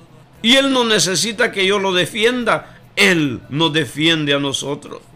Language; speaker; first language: Spanish; native; Spanish